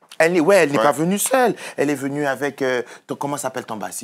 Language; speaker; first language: French; native; French